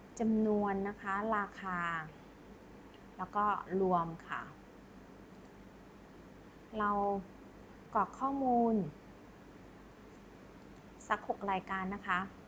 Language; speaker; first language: Thai; native; Thai